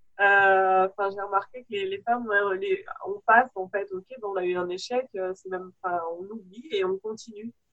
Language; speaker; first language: French; native; French